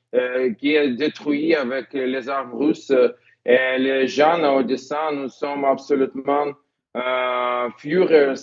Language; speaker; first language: French; non-native, learner; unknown